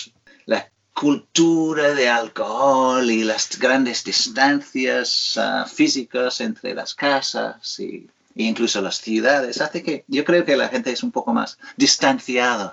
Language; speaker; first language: Spanish; non-native, fluent; English